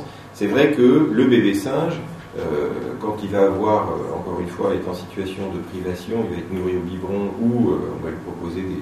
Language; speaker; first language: French; native; French